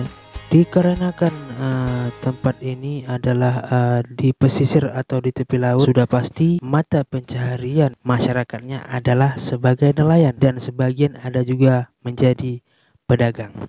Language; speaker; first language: Indonesian; non-native, local second language; Malay